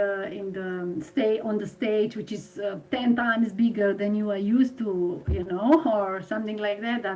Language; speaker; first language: English; non-native, fluent; Slovenian